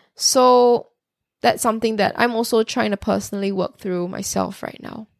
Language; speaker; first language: English; native; English